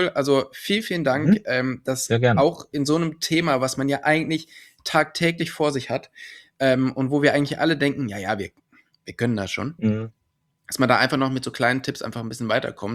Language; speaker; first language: German; native; German